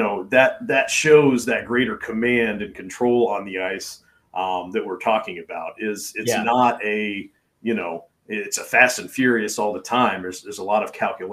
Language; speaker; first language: English; native; English